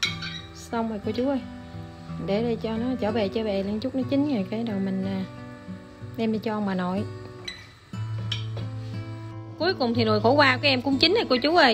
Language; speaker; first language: Vietnamese; native; Vietnamese